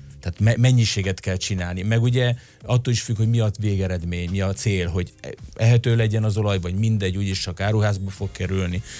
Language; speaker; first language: Hungarian; early bilingual, other home language; Italian